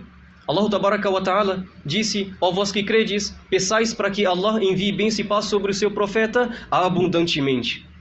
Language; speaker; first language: Portuguese; native; Portuguese